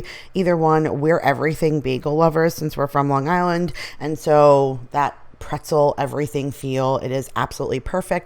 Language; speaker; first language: English; native; English